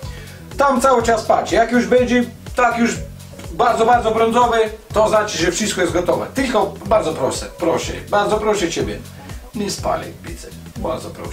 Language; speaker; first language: Polish; non-native, learner; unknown